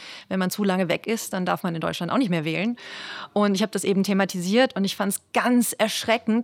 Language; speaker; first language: German; native; German